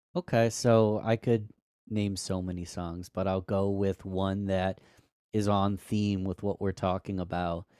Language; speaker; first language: English; native; English